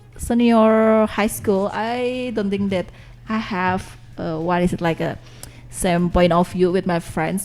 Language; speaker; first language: English; non-native, learner; Indonesian